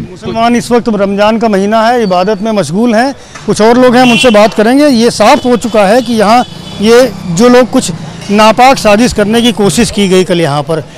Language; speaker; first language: Hindi; native; Hindi